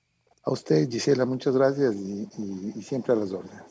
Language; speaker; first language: Spanish; native; Spanish